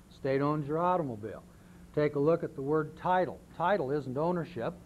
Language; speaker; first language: English; native; English